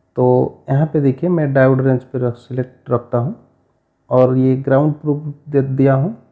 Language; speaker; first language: Hindi; non-native, local second language; Odia